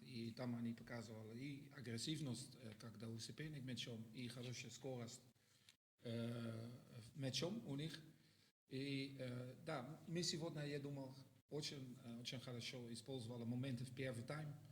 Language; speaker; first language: Russian; non-native, learner; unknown